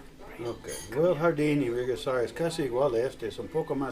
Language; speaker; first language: Spanish; non-native, learner; English